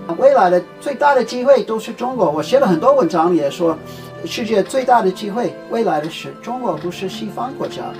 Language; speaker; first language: Chinese; non-native, fluent; English